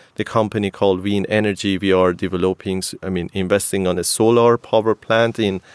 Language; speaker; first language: English; non-native, fluent; Persian